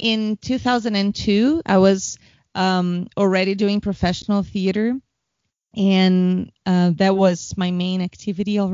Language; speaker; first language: English; non-native, fluent; Portuguese